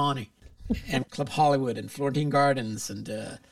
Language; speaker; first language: English; non-native, fluent; Swedish